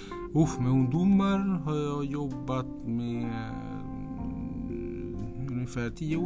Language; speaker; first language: Swedish; non-native, fluent; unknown